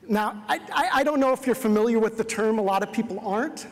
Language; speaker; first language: English; native; English